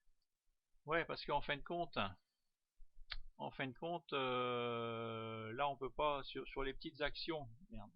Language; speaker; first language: French; native; French